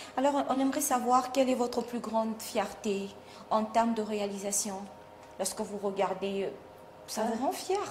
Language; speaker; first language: French; non-native, local second language; Swahili